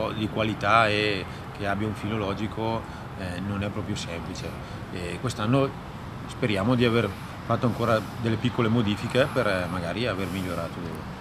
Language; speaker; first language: Italian; native; Italian